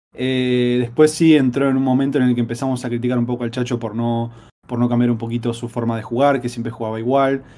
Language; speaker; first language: Spanish; native; Spanish